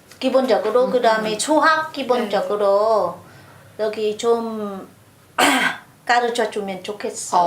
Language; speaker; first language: Korean; non-native, learner; Vietnamese